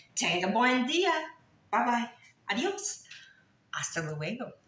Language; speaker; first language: Spanish; non-native, learner; English